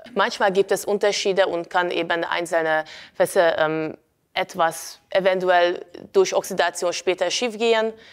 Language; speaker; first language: German; non-native, fluent; Hungarian